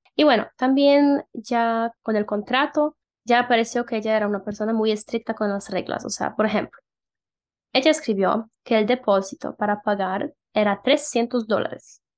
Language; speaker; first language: Spanish; non-native, fluent; Polish